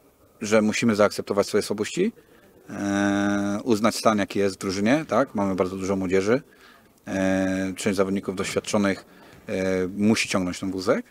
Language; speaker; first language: Polish; native; Polish